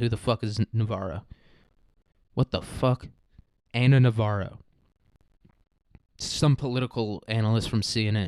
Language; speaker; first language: English; native; English